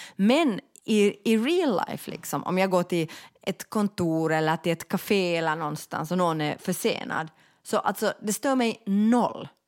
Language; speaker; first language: Swedish; native; Swedish